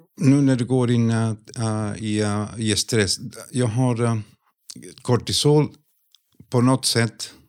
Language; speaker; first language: Swedish; non-native, fluent; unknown